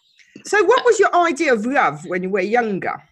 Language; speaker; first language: English; native; English